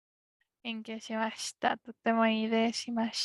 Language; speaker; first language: Japanese; non-native, fluent; Spanish